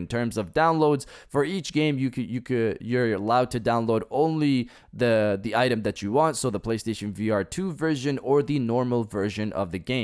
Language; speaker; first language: English; native; English